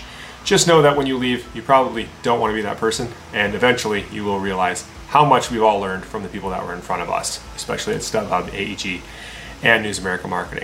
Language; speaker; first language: English; native; English